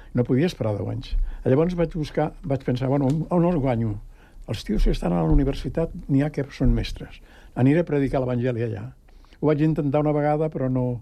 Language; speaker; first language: Catalan; native; Catalan